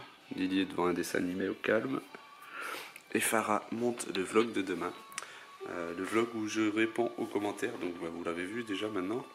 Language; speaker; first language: French; native; French